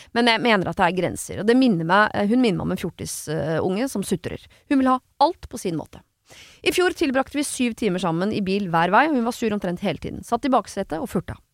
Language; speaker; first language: Norwegian; native; Norwegian